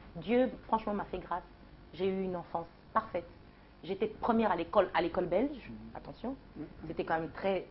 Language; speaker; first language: French; non-native, local second language; Lingala